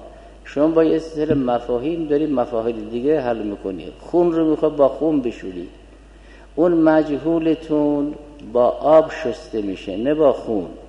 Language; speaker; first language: Persian; native; Persian